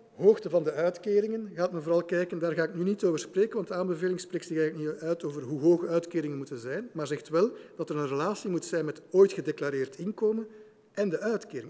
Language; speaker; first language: Dutch; native; Dutch